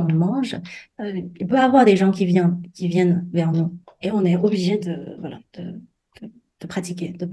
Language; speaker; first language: French; non-native, fluent; Chinese